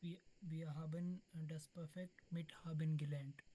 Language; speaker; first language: German; non-native, learner; Urdu